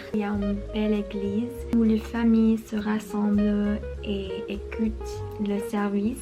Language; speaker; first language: French; non-native, learner; Spanish